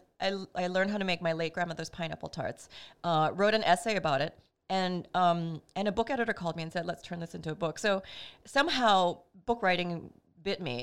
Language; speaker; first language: English; native; English